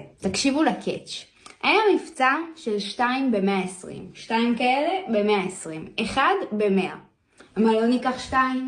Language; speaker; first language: Hebrew; native; Hebrew